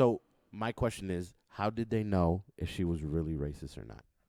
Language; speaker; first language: English; native; English